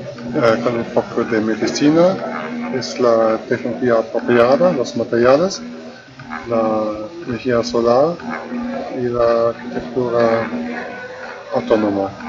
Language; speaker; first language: Spanish; non-native, fluent; German